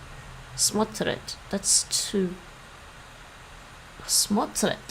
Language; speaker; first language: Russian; non-native, learner; English